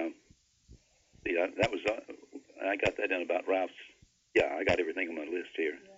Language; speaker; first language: English; native; English